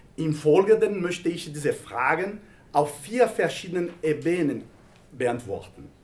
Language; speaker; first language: German; non-native, fluent; Portuguese